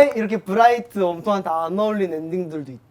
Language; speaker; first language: Korean; native; Korean